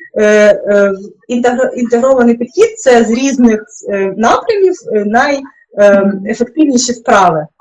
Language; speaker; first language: Ukrainian; non-native, local second language; Russian